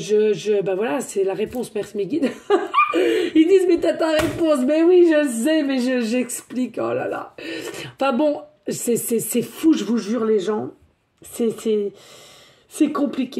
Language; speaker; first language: French; native; French